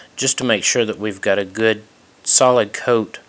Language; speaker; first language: English; native; English